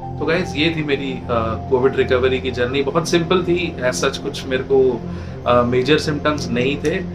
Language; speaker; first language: Hindi; non-native, local second language; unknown